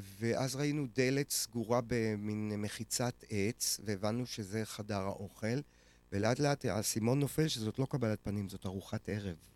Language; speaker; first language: Hebrew; native; Hebrew